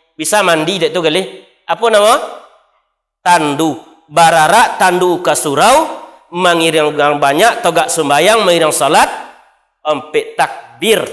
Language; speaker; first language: Malay; non-native, local second language; Minangkabau